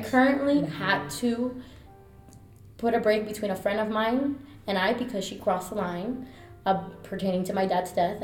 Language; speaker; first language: English; early bilingual, other home language; Spanish